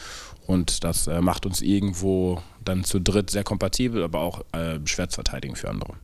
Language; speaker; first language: German; native; German